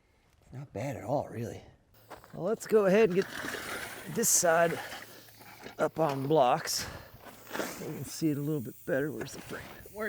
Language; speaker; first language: English; native; English